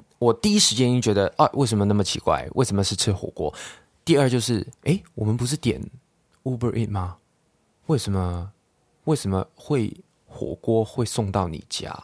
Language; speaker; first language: Chinese; non-native, local second language; Cantonese